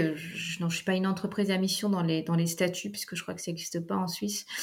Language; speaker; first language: French; native; French